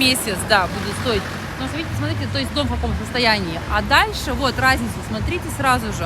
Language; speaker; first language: Russian; native; Russian